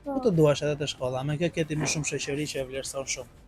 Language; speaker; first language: Albanian; native; Albanian